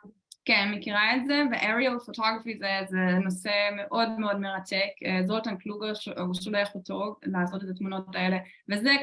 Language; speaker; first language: Hebrew; non-native, fluent; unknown